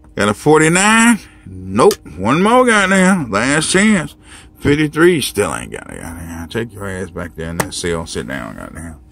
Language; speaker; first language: English; native; English